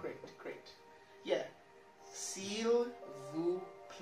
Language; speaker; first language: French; non-native, learner; English